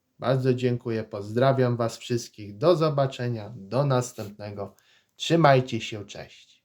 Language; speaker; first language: Polish; native; Polish